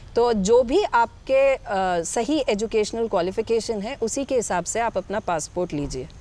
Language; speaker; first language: Hindi; native; Hindi